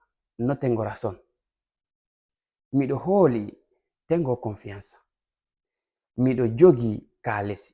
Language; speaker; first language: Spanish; non-native, fluent; Fula